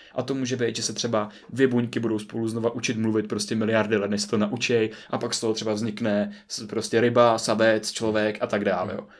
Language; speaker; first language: Czech; native; Czech